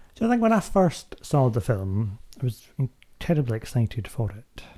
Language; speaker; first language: English; native; English